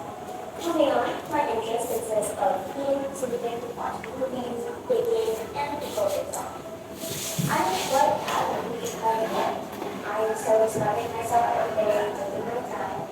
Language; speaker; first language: English; non-native, learner; Indonesian